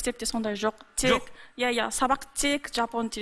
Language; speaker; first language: Kazakh; non-native, learner; Japanese